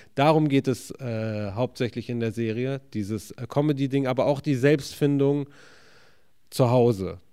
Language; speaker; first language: German; early bilingual, other home language; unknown